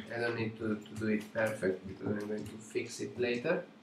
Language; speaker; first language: English; non-native, fluent; Italian